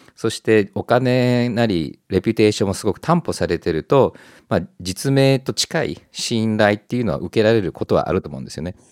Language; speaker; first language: Japanese; early bilingual, heritage; Japanese